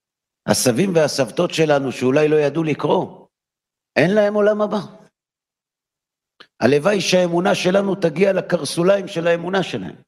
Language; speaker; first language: Hebrew; native; Hebrew